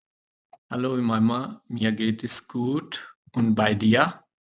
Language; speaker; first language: German; non-native, learner; Urdu